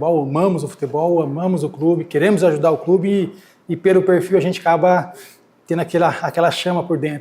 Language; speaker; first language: Portuguese; native; Portuguese